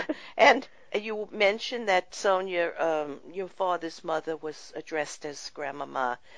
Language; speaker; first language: English; early bilingual, other home language; Russian